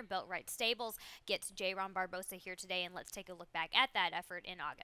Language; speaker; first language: English; native; English